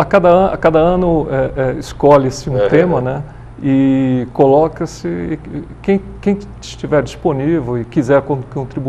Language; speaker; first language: Portuguese; native; Portuguese